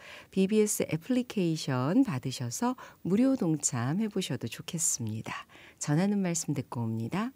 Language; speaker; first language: Korean; native; Korean